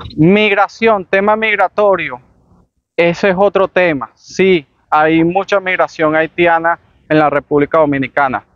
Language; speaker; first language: Spanish; native; Spanish